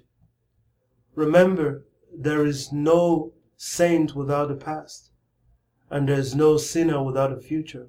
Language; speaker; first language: English; non-native, local second language; Igbo